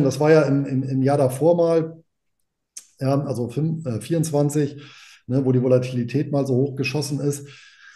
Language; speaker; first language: German; native; German